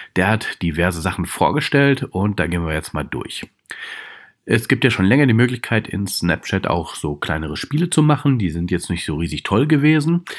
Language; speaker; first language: German; native; German